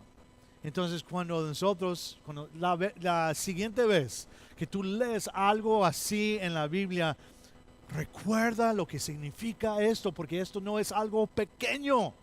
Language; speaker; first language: Spanish; non-native, fluent; English